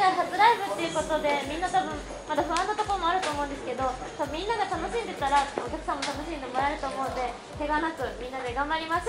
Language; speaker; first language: Japanese; native; Japanese